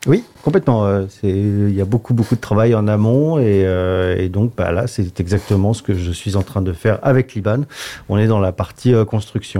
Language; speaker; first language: French; native; French